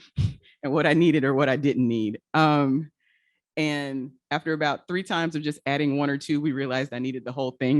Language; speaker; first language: English; native; English